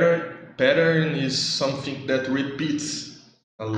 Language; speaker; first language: English; non-native, learner; Portuguese